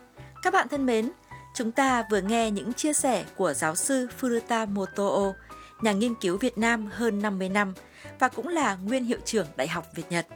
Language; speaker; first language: Vietnamese; native; Vietnamese